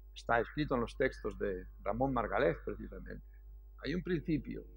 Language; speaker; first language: Spanish; native; Spanish